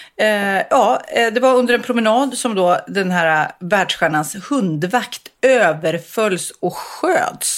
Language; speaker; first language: Swedish; native; Swedish